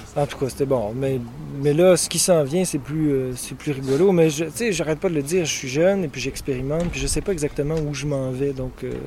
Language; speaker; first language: French; native; French